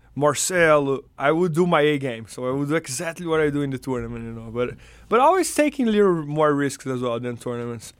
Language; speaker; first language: English; non-native, fluent; Portuguese